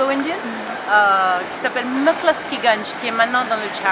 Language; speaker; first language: French; early bilingual, heritage; French